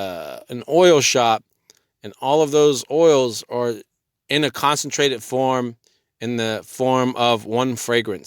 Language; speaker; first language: English; native; English